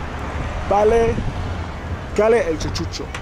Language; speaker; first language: Spanish; non-native, learner; English